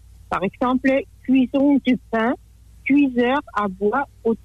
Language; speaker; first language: French; non-native, fluent; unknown